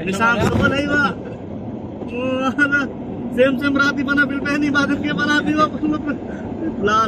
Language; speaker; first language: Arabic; non-native, learner; Urdu